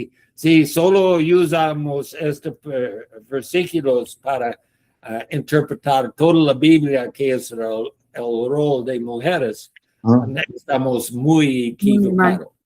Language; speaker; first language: Spanish; non-native, learner; English